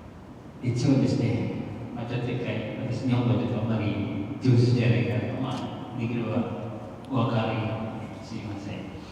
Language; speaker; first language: Japanese; non-native, learner; Indonesian